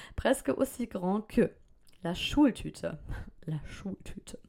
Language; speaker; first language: French; non-native, fluent; German